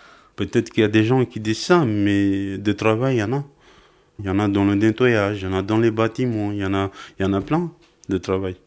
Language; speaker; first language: French; non-native, fluent; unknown